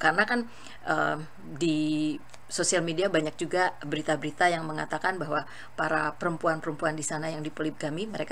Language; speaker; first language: Indonesian; native; Indonesian